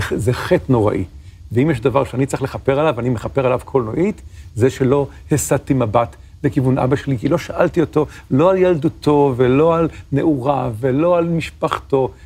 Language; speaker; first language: Hebrew; native; Hebrew